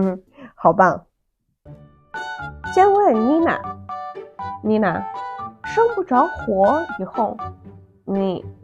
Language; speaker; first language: Chinese; native; Chinese